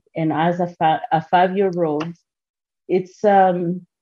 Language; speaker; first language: English; non-native, local second language; Kinyarwanda